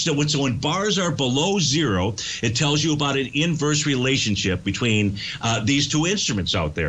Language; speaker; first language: English; native; English